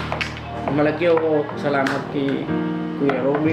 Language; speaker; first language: Filipino; non-native, learner; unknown